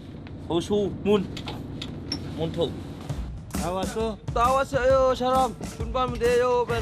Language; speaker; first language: Korean; non-native, learner; Vietnamese